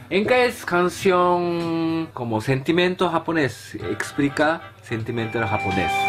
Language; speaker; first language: Spanish; non-native, learner; Japanese